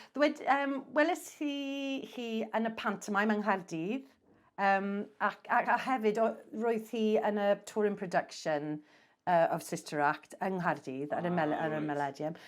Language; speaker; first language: Welsh; non-native, local second language; English